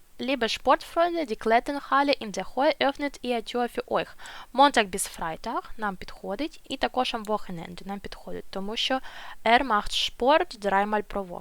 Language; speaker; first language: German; non-native, fluent; Ukrainian